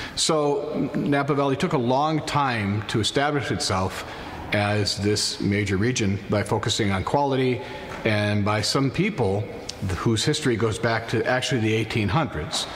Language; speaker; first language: English; native; English